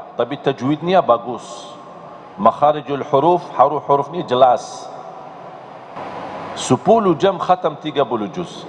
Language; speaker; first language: Indonesian; non-native, fluent; Arabic